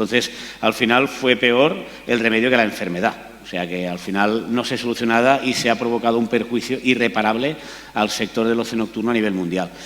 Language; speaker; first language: Spanish; native; Spanish